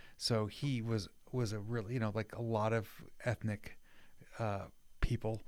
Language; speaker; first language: English; native; English